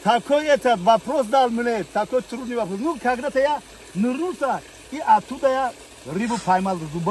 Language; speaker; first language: Russian; non-native, learner; Tajik